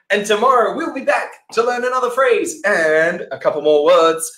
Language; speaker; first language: English; native; English